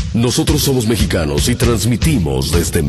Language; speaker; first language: Spanish; native; Spanish